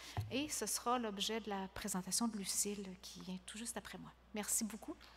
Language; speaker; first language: French; native; French